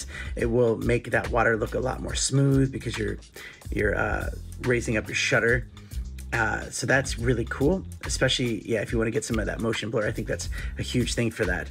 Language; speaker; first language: English; native; English